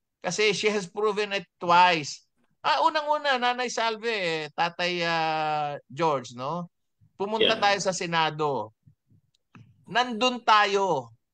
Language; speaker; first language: Filipino; non-native, local second language; Iloko